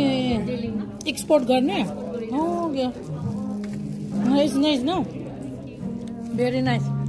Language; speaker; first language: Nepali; non-native, fluent; Filipino